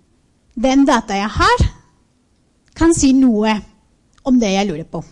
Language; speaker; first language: Norwegian; non-native, fluent; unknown